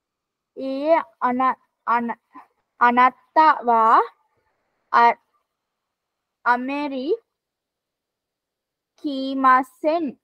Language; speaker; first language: Japanese; non-native, learner; Sinhala